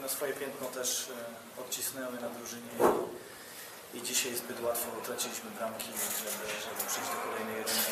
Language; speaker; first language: Polish; native; Polish